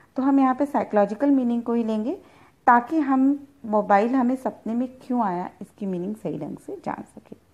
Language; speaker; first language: Hindi; native; Hindi